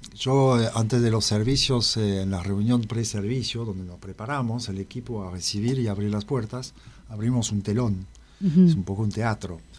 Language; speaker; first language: Spanish; non-native, fluent; French